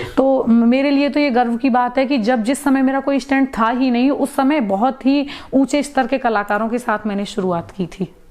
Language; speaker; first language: Hindi; native; Hindi